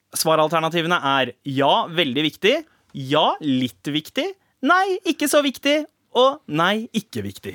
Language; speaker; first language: Norwegian; early bilingual, other home language; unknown